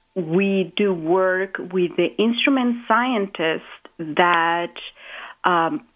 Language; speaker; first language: English; non-native, fluent; Spanish